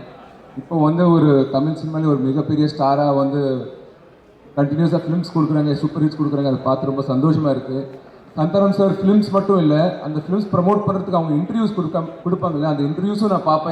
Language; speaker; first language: Tamil; non-native, local second language; Telugu